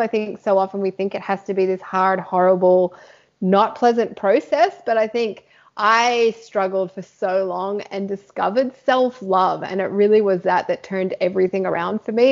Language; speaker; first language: English; native; English